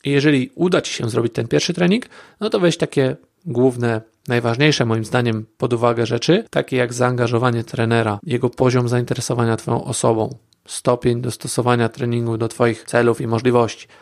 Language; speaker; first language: Polish; native; Polish